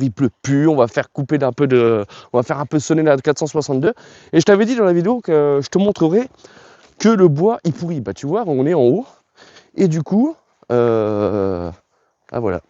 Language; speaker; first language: French; native; French